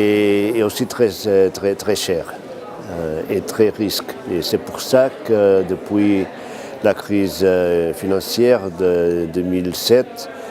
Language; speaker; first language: French; non-native, fluent; Portuguese